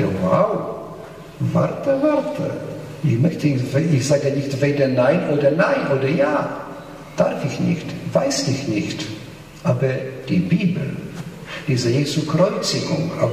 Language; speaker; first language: German; non-native, fluent; Polish